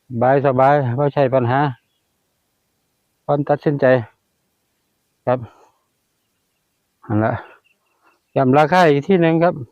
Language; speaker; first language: Thai; non-native, local second language; Lao